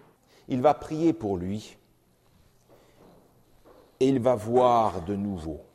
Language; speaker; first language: French; native; French